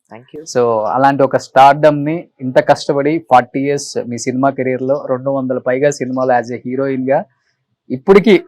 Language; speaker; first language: Telugu; native; Telugu